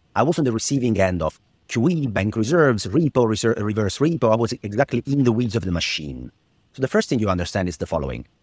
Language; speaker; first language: English; non-native, fluent; Italian